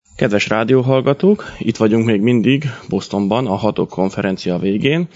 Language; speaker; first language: Hungarian; native; Hungarian